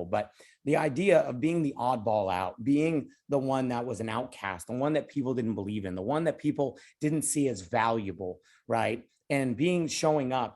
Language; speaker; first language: English; native; English